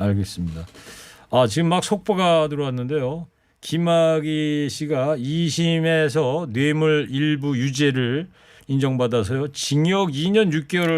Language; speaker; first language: Korean; native; Korean